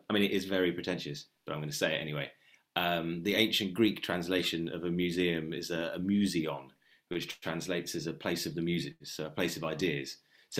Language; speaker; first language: English; native; English